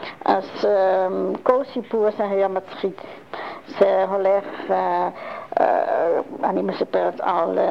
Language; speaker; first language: Hebrew; non-native, learner; Dutch